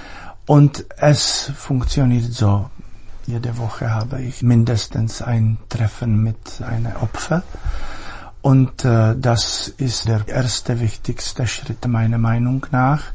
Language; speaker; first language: German; non-native, fluent; Czech